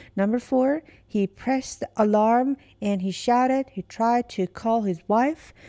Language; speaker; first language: English; non-native, fluent; Persian